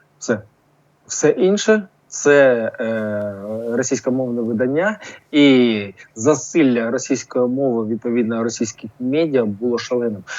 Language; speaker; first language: Ukrainian; non-native, local second language; Russian